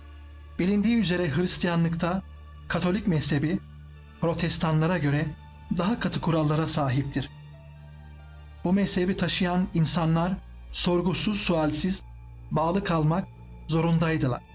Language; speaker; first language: Turkish; native; Turkish